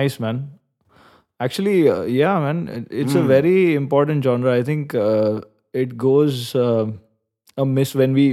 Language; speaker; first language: English; non-native, local second language; Hindi